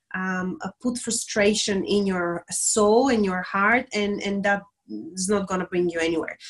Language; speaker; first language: English; non-native, fluent; Bulgarian